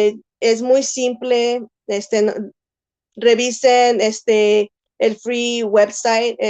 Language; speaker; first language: Spanish; early bilingual, heritage; Spanish